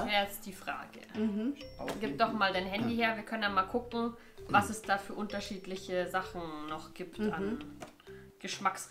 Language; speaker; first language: German; native; German